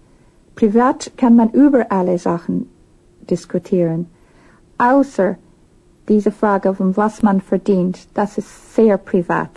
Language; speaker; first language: German; non-native, learner; English